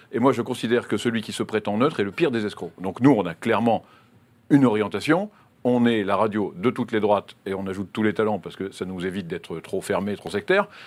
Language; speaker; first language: French; native; French